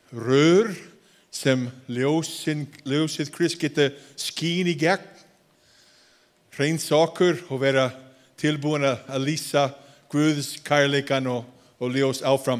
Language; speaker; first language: Icelandic; non-native, fluent; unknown